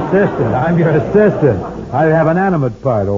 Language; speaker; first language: English; native; English